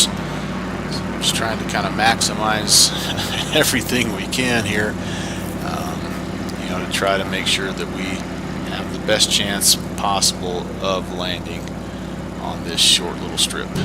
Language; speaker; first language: English; native; English